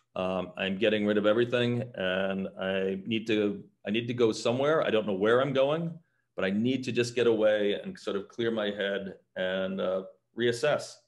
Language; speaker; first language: English; native; English